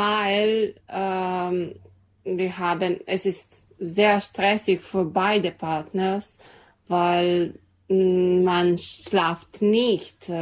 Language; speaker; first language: German; non-native, learner; Serbian